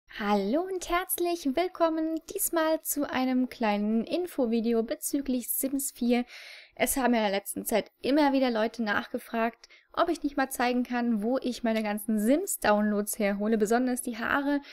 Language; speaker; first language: German; native; German